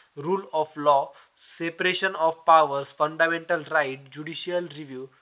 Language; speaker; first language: English; non-native, local second language; Marathi